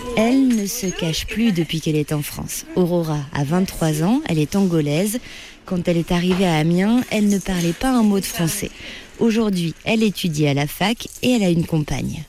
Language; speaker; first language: French; native; French